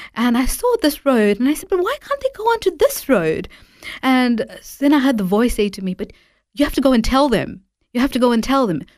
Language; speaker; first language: English; native; English